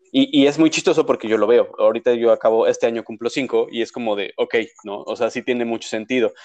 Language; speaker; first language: Spanish; native; Spanish